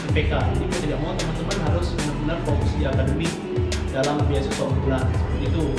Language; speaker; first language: Indonesian; native; Indonesian